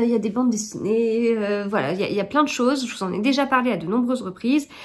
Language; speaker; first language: French; native; French